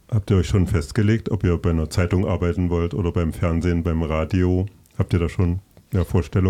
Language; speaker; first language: German; native; German